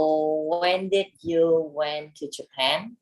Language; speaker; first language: English; non-native, learner; Vietnamese